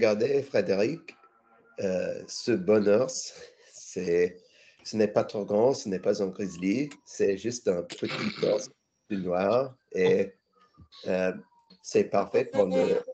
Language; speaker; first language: French; non-native, learner; English